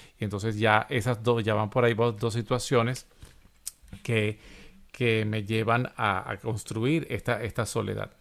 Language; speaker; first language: Spanish; native; Spanish